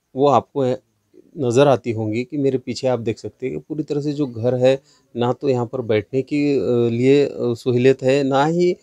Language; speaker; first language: Hindi; non-native, local second language; Marathi